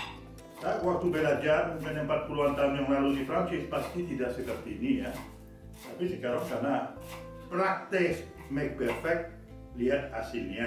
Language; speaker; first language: Indonesian; non-native, fluent; French